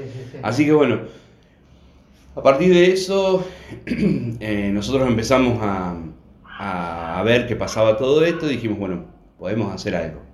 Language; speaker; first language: Spanish; native; Spanish